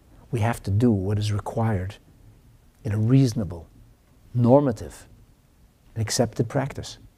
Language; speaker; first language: English; early bilingual, other home language; German